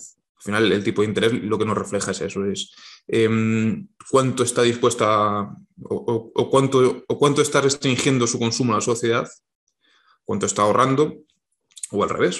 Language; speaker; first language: Spanish; native; Spanish